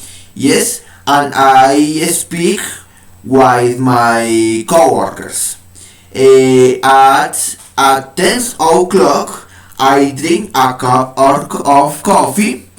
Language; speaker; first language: English; non-native, learner; Spanish